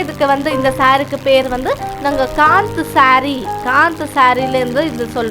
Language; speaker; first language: Tamil; native; Tamil